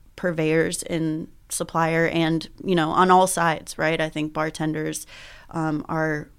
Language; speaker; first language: English; early bilingual, other home language; Spanish